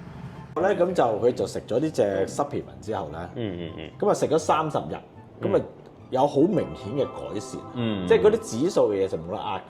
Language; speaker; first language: Cantonese; native; Cantonese